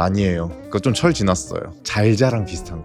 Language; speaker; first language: Korean; native; Korean